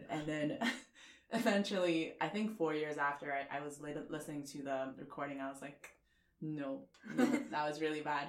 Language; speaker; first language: English; non-native, fluent; Chinese